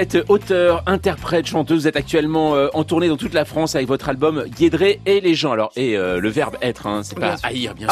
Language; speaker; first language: French; native; French